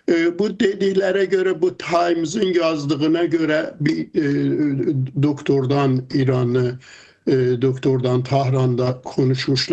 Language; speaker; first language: Turkish; non-native, fluent; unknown